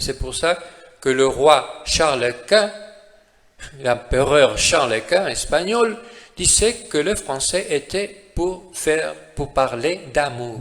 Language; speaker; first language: French; non-native, fluent; Spanish